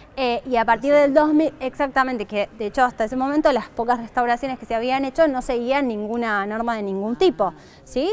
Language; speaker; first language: Spanish; native; Spanish